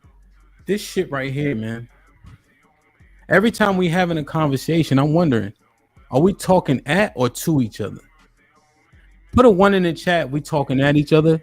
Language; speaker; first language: English; native; English